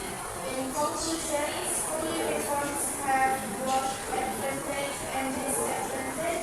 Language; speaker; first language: English; non-native, learner; Indonesian